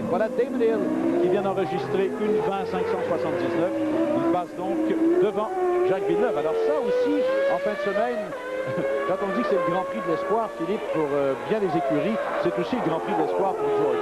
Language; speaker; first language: French; native; French